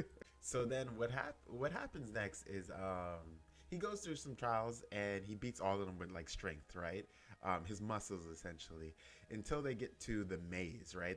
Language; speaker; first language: English; native; English